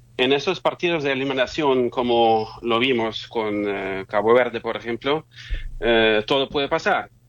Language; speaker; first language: Spanish; non-native, fluent; German